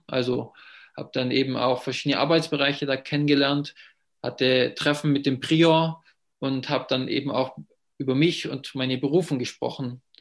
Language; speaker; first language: German; native; German